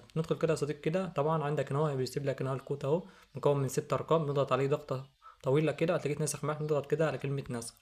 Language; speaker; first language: Arabic; native; Arabic